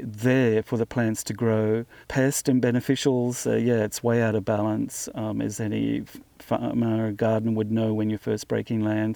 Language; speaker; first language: English; native; English